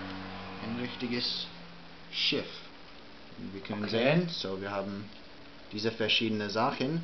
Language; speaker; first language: German; non-native, learner; English